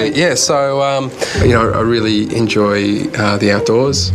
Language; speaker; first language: English; native; English